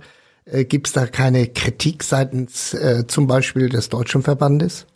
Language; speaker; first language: German; native; German